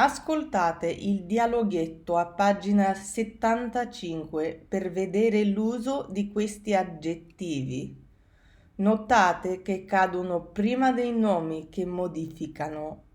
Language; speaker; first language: Italian; non-native, fluent; English